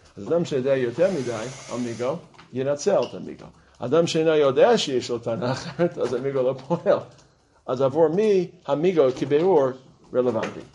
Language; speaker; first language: Hebrew; non-native, fluent; English